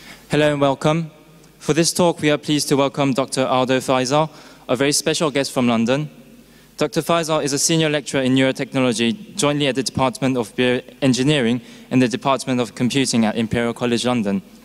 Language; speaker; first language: English; non-native, fluent; French